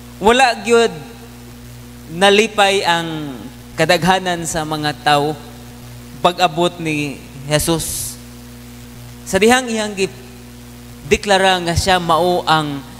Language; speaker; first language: Cebuano; non-native, local second language; Hiligaynon